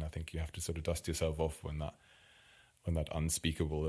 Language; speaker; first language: English; non-native, fluent; German